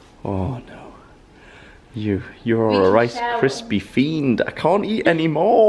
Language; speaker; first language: English; native; English